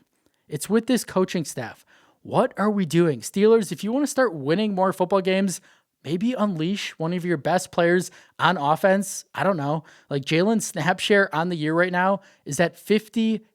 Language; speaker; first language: English; native; English